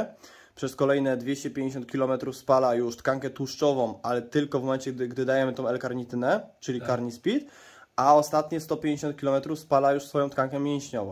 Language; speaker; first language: Polish; native; Polish